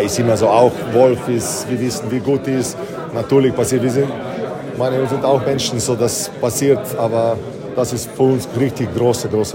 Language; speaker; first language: German; non-native, fluent; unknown